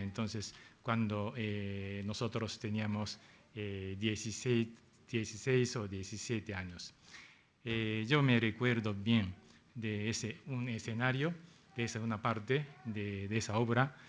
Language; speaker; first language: Spanish; non-native, fluent; Japanese